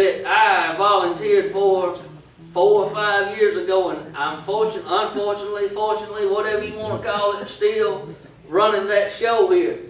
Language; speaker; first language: English; native; English